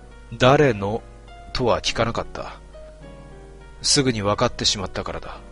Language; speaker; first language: Japanese; native; Japanese